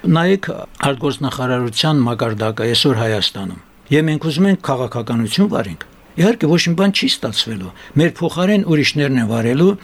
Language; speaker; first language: Armenian; native; Armenian